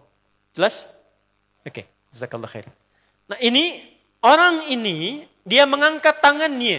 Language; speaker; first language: Indonesian; native; Indonesian